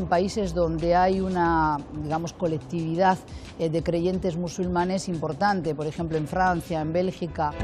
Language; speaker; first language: Spanish; native; Spanish